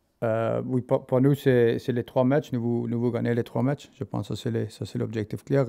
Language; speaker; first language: French; non-native, learner; English